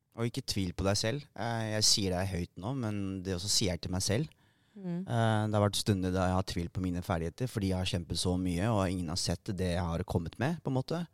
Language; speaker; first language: Norwegian; early bilingual, other home language; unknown